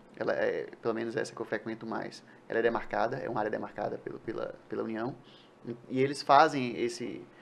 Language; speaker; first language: Portuguese; native; Portuguese